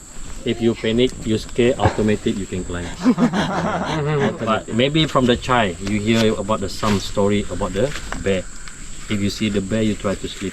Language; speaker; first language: English; non-native, local second language; Malay